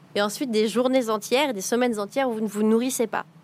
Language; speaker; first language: French; native; French